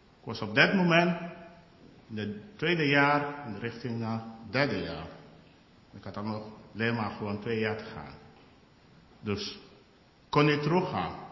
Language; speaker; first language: Dutch; non-native, fluent; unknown